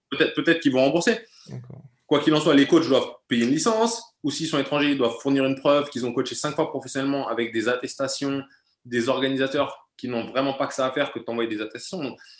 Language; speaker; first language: French; native; French